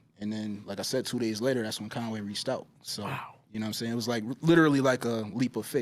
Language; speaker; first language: English; native; English